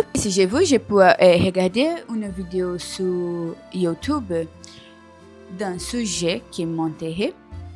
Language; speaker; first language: French; non-native, learner; Portuguese